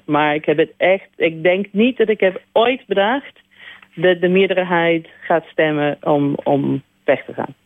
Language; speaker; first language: Dutch; non-native, learner; English